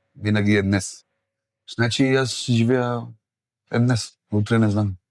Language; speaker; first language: Bulgarian; non-native, learner; Spanish